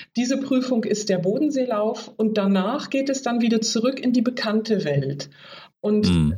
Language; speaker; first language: German; native; German